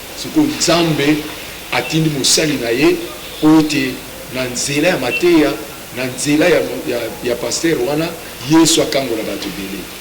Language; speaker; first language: Lingala; native; Lingala